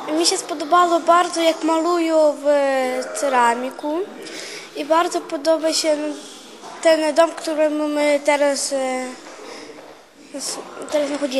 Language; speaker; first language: Polish; non-native, learner; Ukrainian